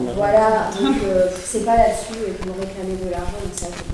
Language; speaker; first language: French; native; French